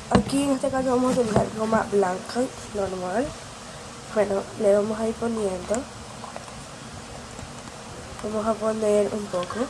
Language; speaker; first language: Spanish; native; Spanish